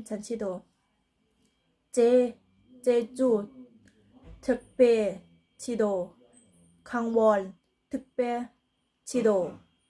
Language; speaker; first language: Korean; non-native, learner; Thai